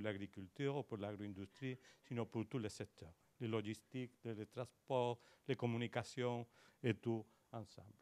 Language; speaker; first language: French; non-native, learner; Spanish